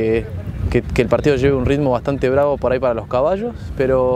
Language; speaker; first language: Spanish; native; Spanish